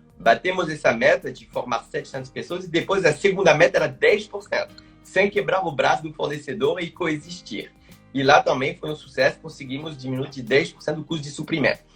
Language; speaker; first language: Portuguese; non-native, fluent; French